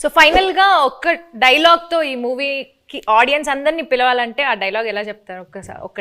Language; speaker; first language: Telugu; native; Telugu